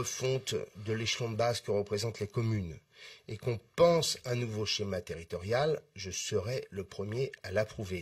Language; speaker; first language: French; native; French